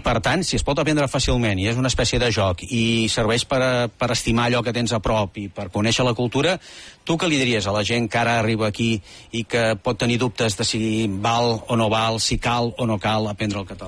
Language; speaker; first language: Catalan; native; Catalan